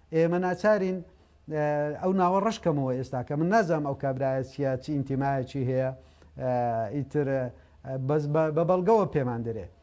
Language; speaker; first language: Central Kurdish; native; Central Kurdish